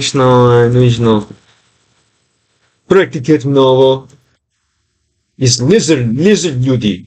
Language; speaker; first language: Russian; non-native, learner; English